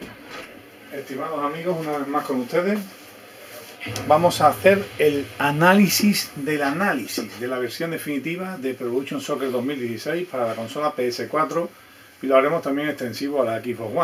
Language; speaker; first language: Spanish; native; Spanish